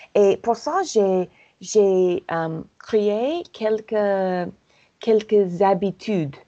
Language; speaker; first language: French; non-native, fluent; English